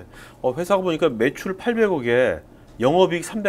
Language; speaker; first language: Korean; native; Korean